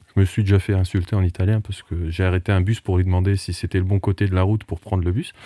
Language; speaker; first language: French; non-native, local second language; Portuguese